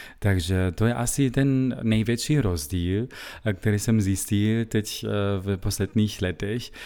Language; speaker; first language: Czech; non-native, learner; German